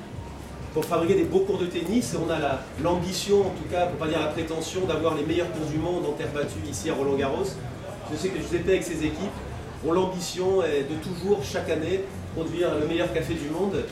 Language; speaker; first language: French; native; French